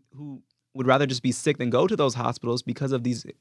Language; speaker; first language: English; native; English